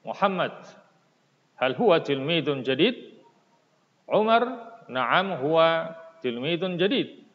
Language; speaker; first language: Arabic; non-native, fluent; Indonesian